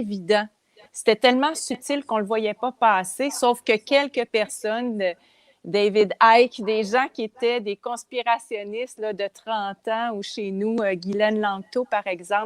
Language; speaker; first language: French; native; French